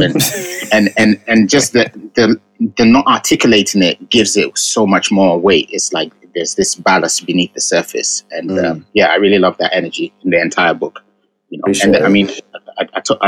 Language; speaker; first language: English; non-native, local second language; Ga